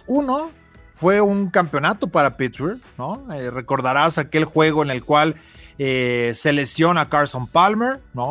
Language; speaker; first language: Spanish; native; Spanish